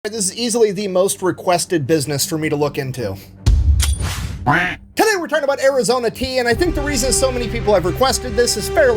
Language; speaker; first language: English; native; English